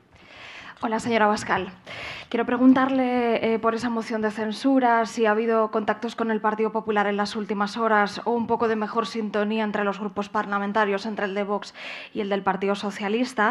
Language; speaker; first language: Spanish; native; Spanish